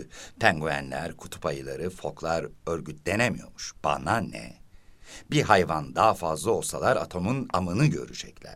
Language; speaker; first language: Turkish; native; Turkish